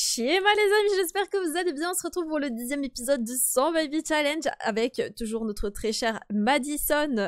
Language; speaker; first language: French; native; French